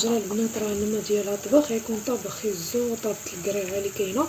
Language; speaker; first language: Arabic; native; Arabic